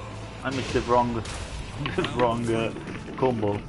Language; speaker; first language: English; non-native, learner; Italian